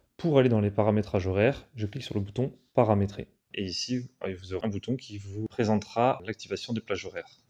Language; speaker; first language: French; native; French